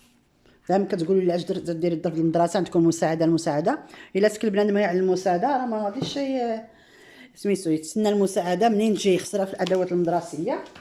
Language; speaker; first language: Arabic; native; Arabic